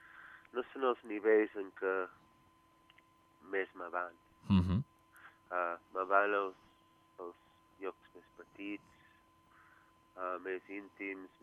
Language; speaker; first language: Catalan; early bilingual, heritage; Catalan